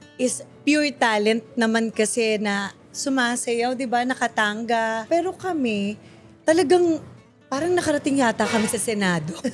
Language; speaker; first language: Filipino; native; Filipino